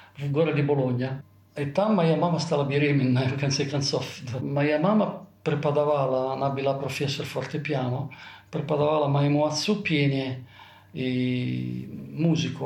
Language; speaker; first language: Russian; non-native, fluent; Italian